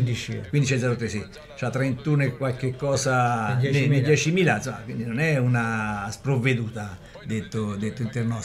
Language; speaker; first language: Italian; native; Italian